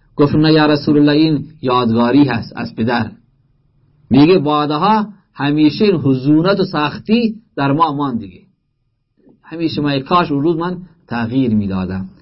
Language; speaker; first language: Persian; native; Persian